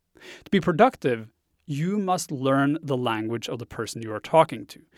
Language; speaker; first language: English; non-native, fluent; Norwegian